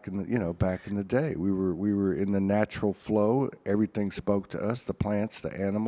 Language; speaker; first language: English; native; English